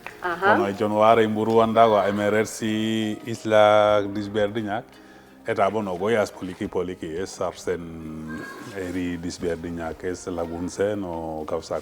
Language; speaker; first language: Basque; non-native, learner; Wolof